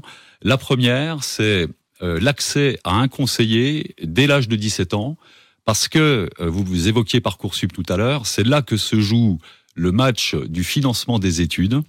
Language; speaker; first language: French; native; French